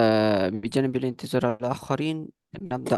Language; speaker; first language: Arabic; non-native, fluent; Indonesian